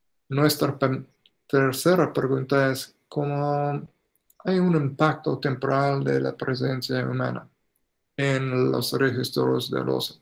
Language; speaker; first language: Spanish; non-native, fluent; English